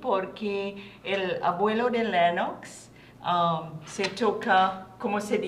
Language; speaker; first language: Spanish; non-native, learner; English